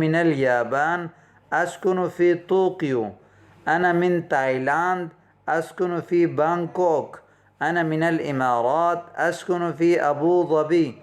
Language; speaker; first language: Arabic; non-native, fluent; Urdu